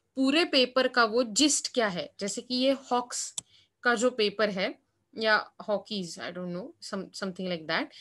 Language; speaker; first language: Hindi; non-native, local second language; Marathi